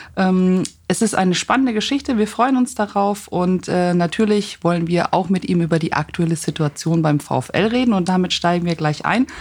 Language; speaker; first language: German; native; German